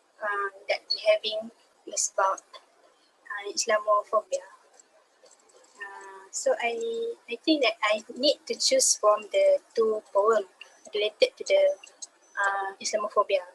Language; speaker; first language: English; non-native, local second language; Malay